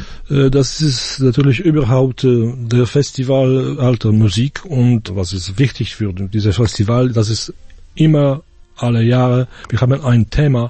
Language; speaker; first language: German; non-native, fluent; Polish